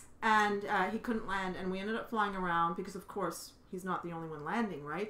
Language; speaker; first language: English; native; English